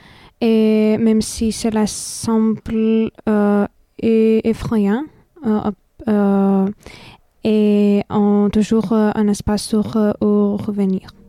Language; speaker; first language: French; non-native, fluent; Lithuanian